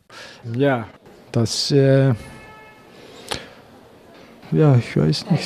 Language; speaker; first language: German; non-native, learner; Dutch